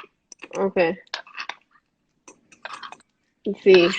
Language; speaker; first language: Spanish; early bilingual, heritage; Spanish